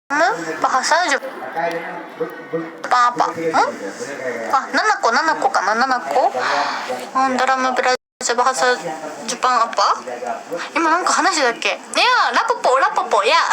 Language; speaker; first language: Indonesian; non-native, learner; Japanese